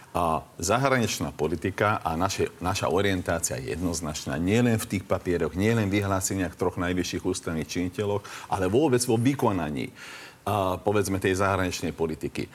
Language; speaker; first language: Slovak; non-native, local second language; Hungarian